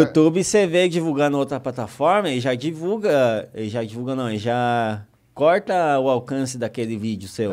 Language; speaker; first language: Portuguese; native; Portuguese